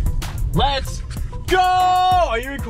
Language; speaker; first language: English; native; English